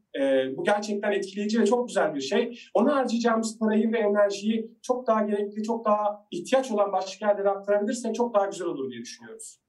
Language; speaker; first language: Turkish; native; Turkish